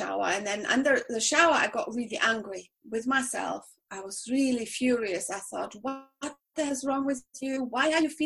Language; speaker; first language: English; non-native, fluent; German